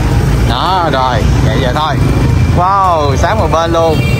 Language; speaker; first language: Vietnamese; native; Vietnamese